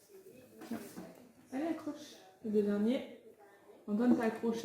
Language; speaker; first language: French; native; French